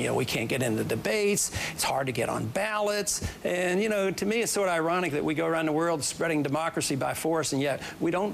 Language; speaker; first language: English; native; English